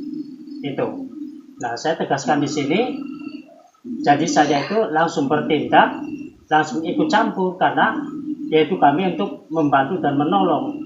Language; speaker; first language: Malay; non-native, local second language; Javanese